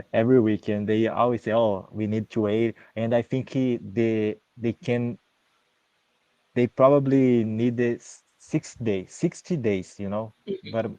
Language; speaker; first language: English; non-native, learner; Portuguese